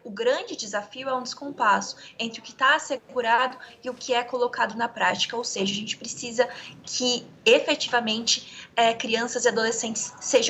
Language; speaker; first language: Portuguese; native; Portuguese